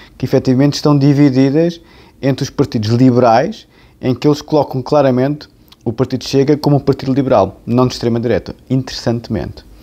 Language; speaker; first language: Portuguese; native; Portuguese